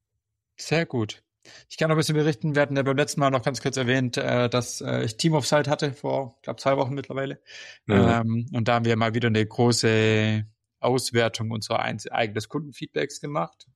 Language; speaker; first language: German; native; German